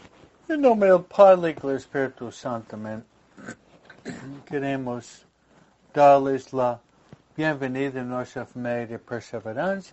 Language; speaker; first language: Spanish; non-native, fluent; English